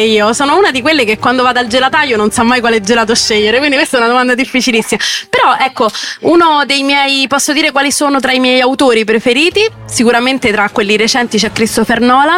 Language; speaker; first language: Italian; native; Italian